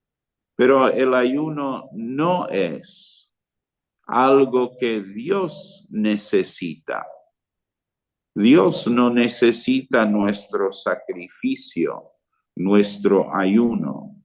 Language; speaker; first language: Spanish; non-native, fluent; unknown